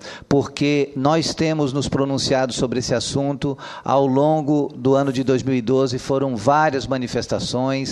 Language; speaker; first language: Portuguese; native; Portuguese